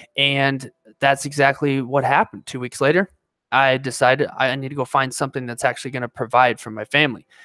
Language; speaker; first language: English; native; English